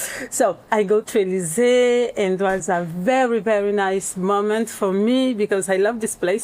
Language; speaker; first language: English; non-native, learner; Portuguese